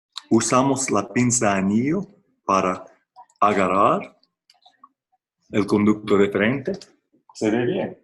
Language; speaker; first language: Spanish; non-native, fluent; English